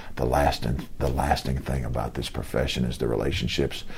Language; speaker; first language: English; native; English